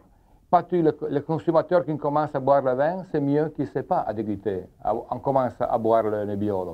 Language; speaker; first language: French; non-native, learner; Italian